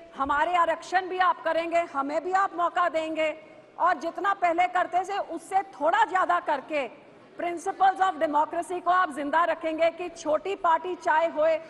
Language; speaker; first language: Hindi; non-native, local second language; Punjabi